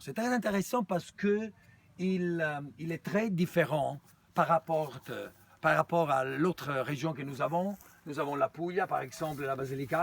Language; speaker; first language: French; non-native, fluent; Italian